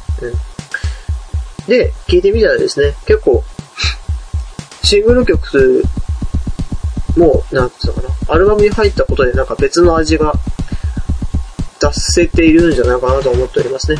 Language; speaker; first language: Japanese; native; Japanese